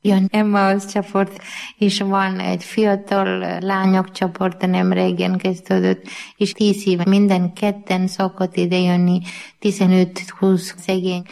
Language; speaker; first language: Hungarian; non-native, learner; Malayalam